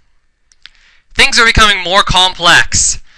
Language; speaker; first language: English; native; English